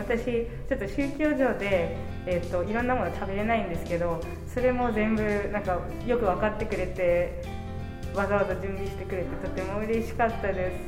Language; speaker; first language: Japanese; non-native, fluent; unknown